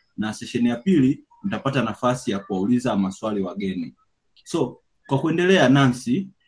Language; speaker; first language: Swahili; native; Swahili